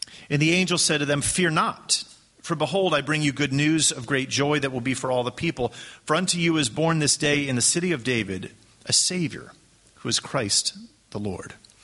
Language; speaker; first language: English; native; English